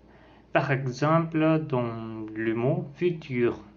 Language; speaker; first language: French; non-native, learner; Spanish